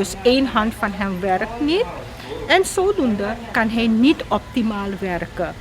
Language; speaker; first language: Dutch; non-native, local second language; Caribbean Hindustani